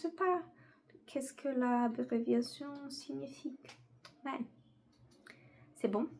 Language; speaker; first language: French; non-native, learner; Portuguese